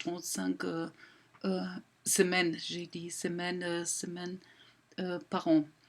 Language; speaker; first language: French; non-native, fluent; German